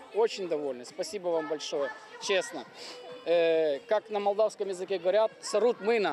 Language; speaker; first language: Russian; native; Russian